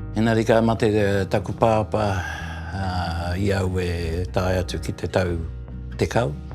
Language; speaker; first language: Māori; native; Māori